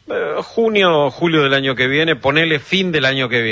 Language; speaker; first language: Spanish; native; Spanish